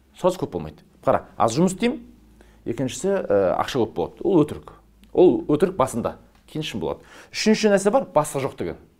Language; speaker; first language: Kazakh; native; Kazakh